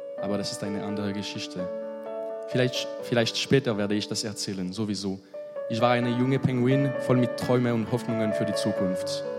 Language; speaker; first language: German; non-native, learner; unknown